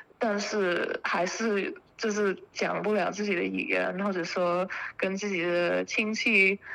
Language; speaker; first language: Chinese; early bilingual, heritage; Chinese